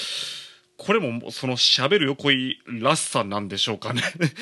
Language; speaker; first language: Japanese; native; Japanese